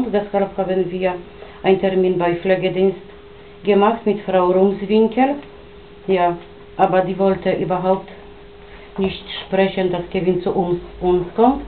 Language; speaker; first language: German; non-native, local second language; Polish